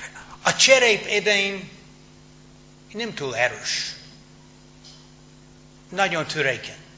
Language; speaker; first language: Hungarian; non-native, fluent; English